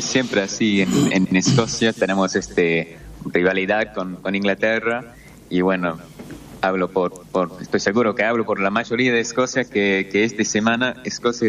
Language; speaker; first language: Spanish; non-native, fluent; English